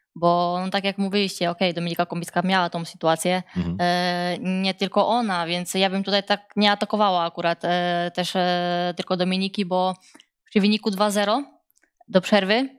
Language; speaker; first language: Polish; non-native, fluent; Serbian